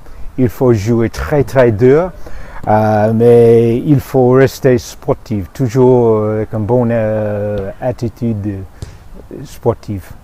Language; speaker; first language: French; non-native, fluent; English